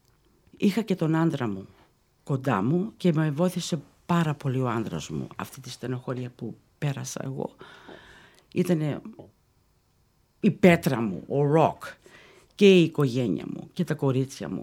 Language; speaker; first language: Greek; early bilingual, heritage; Greek